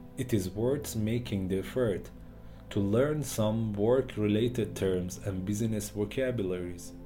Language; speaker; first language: English; non-native, fluent; Persian